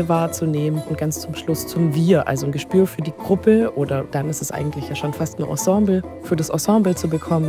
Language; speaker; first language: German; native; German